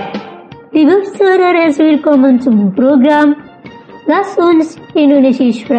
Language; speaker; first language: German; non-native, fluent; Indonesian